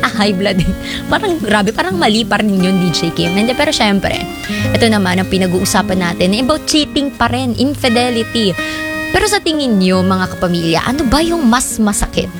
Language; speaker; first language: Filipino; native; Filipino